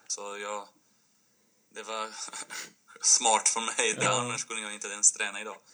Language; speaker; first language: Swedish; non-native, fluent; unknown